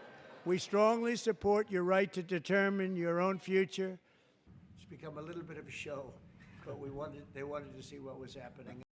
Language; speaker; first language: English; native; English